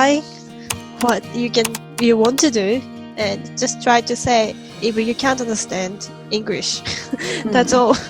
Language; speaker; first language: English; non-native, fluent; Japanese